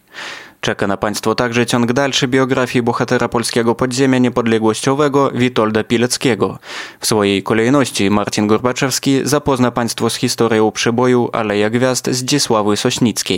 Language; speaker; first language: Polish; native; Polish